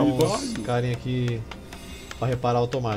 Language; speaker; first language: Portuguese; native; Portuguese